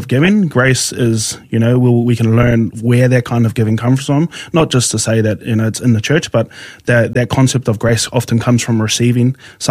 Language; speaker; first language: English; native; English